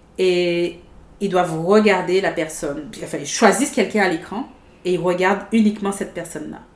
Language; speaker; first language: French; native; French